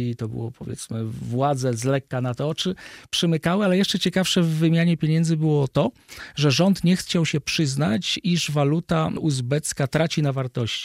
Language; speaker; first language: Polish; native; Polish